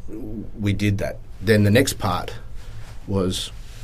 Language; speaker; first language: English; native; English